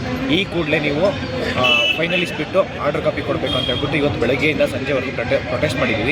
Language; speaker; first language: Kannada; native; Kannada